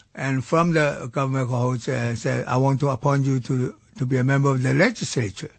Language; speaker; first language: English; non-native, fluent; Chinese